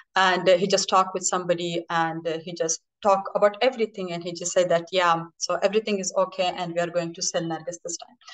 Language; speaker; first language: English; non-native, fluent; Persian